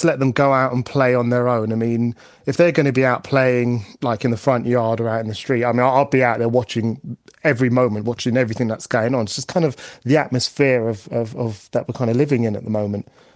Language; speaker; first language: English; native; English